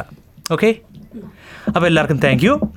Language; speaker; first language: Malayalam; native; Malayalam